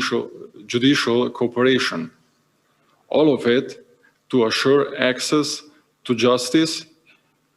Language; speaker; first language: English; non-native, fluent; Slovenian